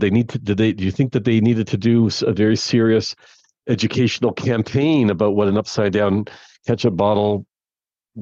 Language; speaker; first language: English; native; English